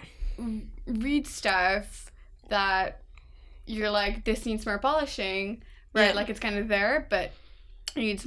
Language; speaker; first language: English; non-native, local second language; Urdu